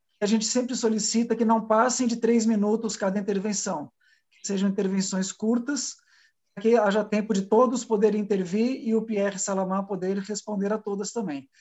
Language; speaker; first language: Portuguese; native; Portuguese